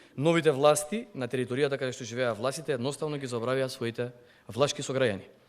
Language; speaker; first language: Macedonian; non-native, local second language; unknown